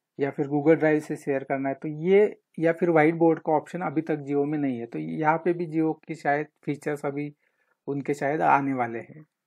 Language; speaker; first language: Hindi; non-native, local second language; Marathi